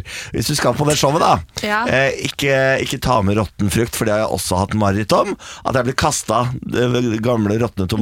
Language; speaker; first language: Norwegian; native; Norwegian